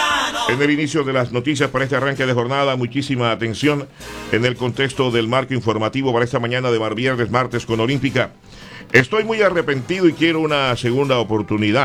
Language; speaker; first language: Spanish; native; Spanish